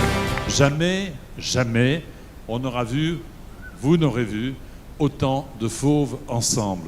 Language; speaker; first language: French; native; French